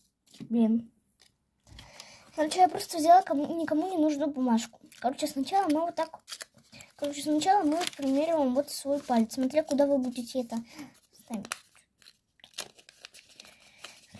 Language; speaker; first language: Russian; native; Russian